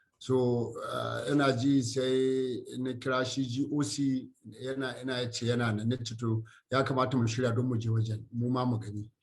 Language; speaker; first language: Hausa; native; Hausa